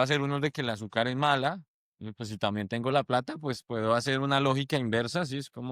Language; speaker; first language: Spanish; native; Spanish